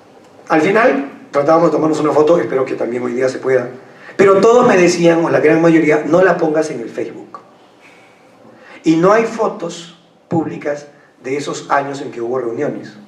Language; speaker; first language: Spanish; native; Spanish